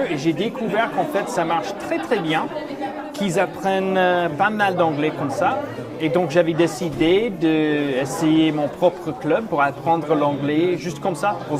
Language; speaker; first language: French; non-native, fluent; English